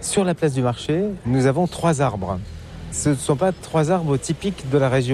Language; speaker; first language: French; native; French